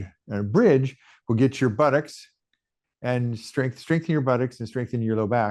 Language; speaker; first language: English; native; English